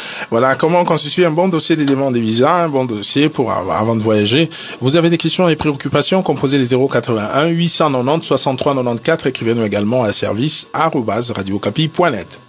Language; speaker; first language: French; non-native, local second language; Lingala